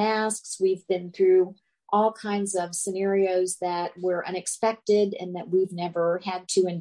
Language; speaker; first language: English; native; English